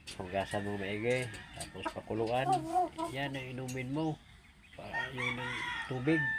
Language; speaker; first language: Filipino; non-native, local second language; Cebuano